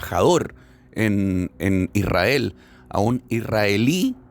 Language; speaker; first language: Spanish; native; Spanish